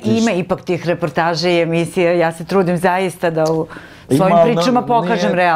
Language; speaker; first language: Serbian; native; Serbian